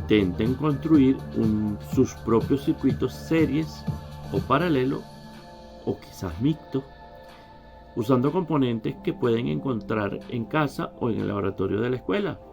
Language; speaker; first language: Spanish; native; Spanish